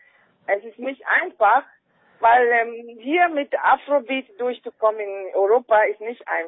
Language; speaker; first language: German; non-native, fluent; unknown